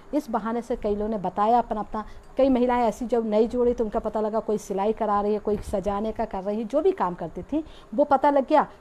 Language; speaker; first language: Hindi; native; Hindi